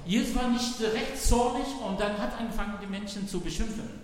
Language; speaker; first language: German; non-native, fluent; Arabic